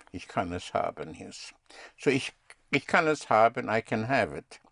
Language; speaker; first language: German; non-native, fluent; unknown